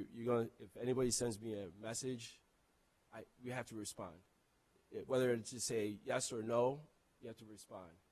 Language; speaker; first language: English; non-native, local second language; Akan